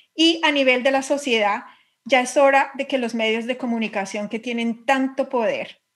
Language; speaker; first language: Spanish; native; Spanish